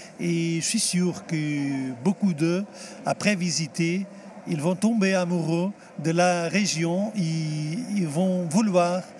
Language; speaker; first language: French; non-native, fluent; Portuguese